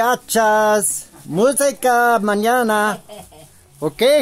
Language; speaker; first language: Spanish; non-native, learner; English